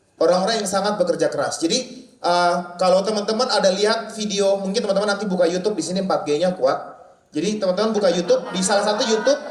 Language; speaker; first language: Indonesian; native; Indonesian